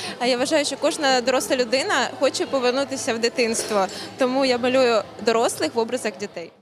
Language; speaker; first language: Ukrainian; native; Ukrainian